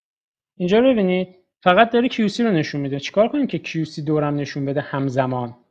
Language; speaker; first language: Persian; native; Persian